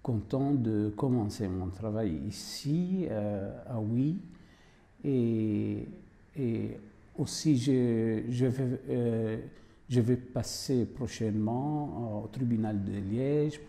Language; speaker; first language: French; non-native, fluent; Arabic